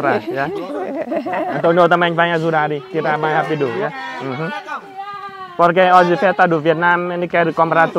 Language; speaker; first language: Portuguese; non-native, learner; Vietnamese